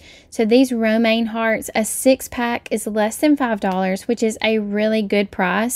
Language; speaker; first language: English; native; English